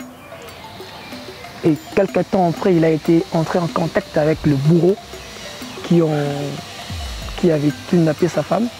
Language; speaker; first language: French; non-native, local second language; Lingala